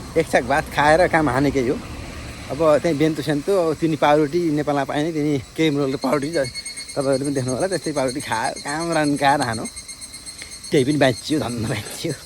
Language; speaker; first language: Nepali; native; Nepali